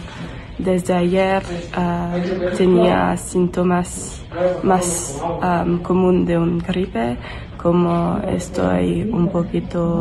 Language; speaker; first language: Spanish; non-native, learner; English